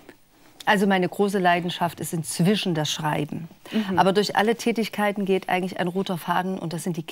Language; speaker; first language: German; native; German